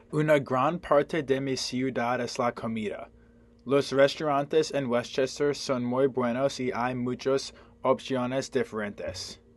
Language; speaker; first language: Spanish; non-native, learner; English